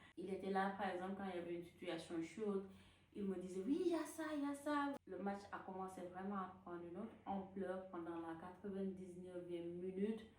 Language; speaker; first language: French; non-native, local second language; Wolof